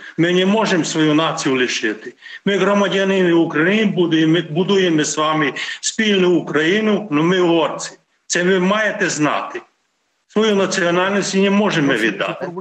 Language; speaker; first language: Ukrainian; non-native, local second language; Hungarian